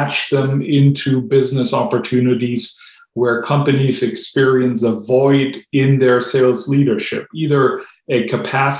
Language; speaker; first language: English; non-native, fluent; German